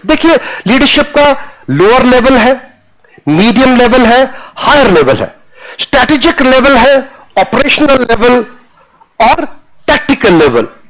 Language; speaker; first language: Hindi; non-native, local second language; Punjabi